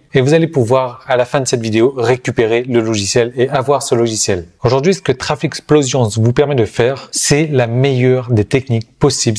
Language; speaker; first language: French; native; French